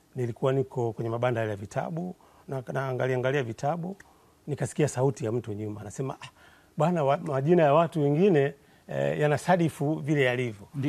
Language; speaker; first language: Swahili; native; Swahili